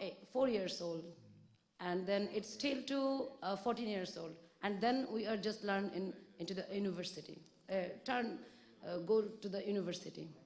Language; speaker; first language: English; non-native, local second language; Bangla